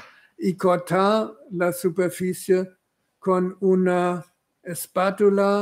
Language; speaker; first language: Spanish; non-native, fluent; German